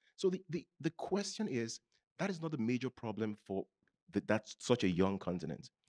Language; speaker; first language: English; non-native, local second language; Yoruba